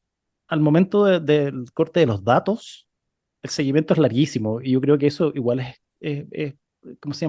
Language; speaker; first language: Spanish; native; Spanish